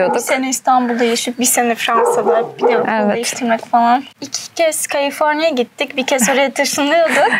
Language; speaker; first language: Turkish; early bilingual, heritage; Turkish